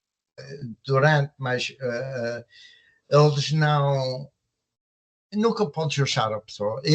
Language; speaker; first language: Portuguese; early bilingual, heritage; Portuguese